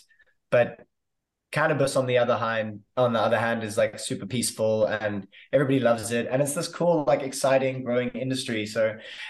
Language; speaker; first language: English; native; English